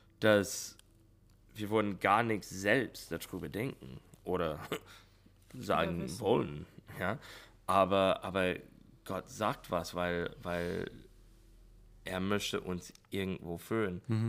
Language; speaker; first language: German; non-native, learner; English